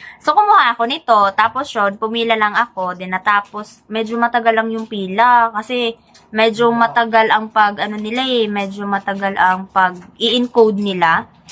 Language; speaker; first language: Filipino; native; Filipino